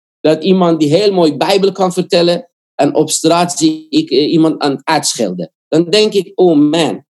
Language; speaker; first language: Dutch; non-native, fluent; Korean